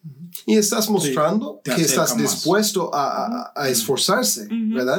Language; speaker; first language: Spanish; non-native, fluent; English